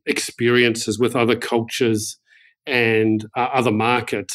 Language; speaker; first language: English; native; English